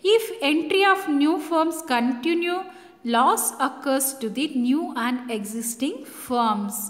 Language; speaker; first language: English; non-native, local second language; Kannada